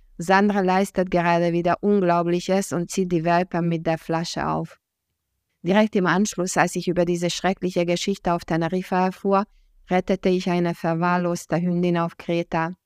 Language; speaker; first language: German; non-native, fluent; Hungarian